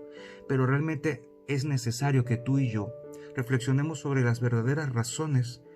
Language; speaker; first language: Spanish; native; Spanish